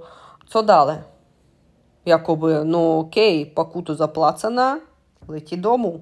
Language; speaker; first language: Czech; non-native, fluent; Russian